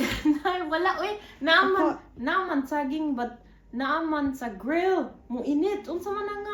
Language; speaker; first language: Cebuano; early bilingual, heritage; Cebuano